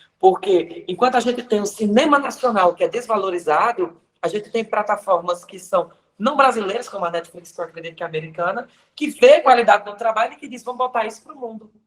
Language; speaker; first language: Portuguese; native; Portuguese